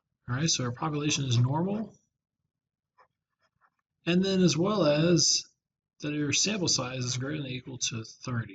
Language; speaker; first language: English; native; English